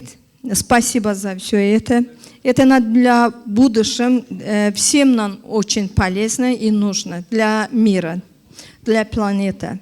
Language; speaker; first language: Russian; non-native, learner; Azerbaijani